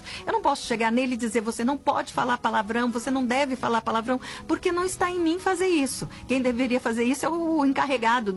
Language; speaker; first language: Portuguese; native; Portuguese